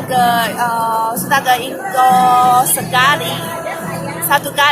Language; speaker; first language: Indonesian; non-native, learner; Chinese